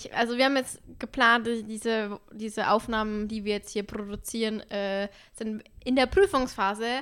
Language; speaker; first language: German; native; German